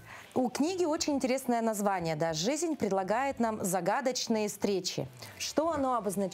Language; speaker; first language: Russian; native; Russian